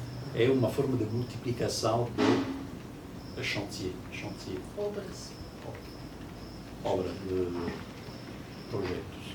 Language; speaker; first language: Portuguese; non-native, learner; Italian